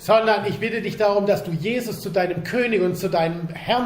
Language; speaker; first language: German; native; German